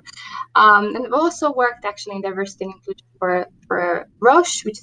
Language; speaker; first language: English; non-native, fluent; Romanian